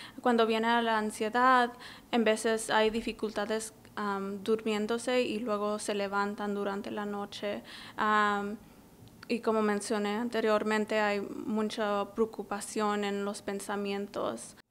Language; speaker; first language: Spanish; early bilingual, heritage; English